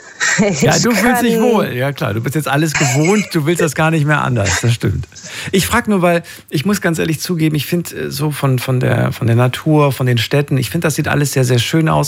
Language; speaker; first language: German; native; German